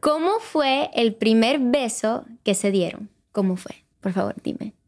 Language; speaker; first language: Spanish; early bilingual, other home language; English